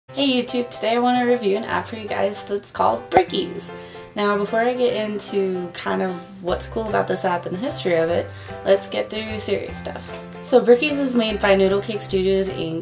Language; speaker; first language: English; native; English